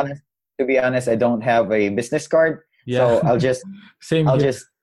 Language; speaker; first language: English; non-native, local second language; Cebuano